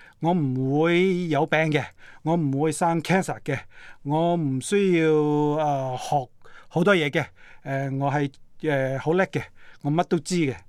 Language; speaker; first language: Cantonese; native; Cantonese